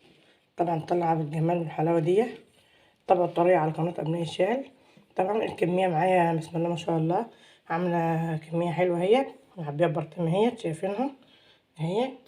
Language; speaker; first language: Arabic; native; Arabic